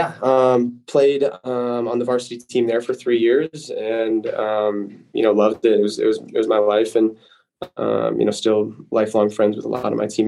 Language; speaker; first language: English; native; English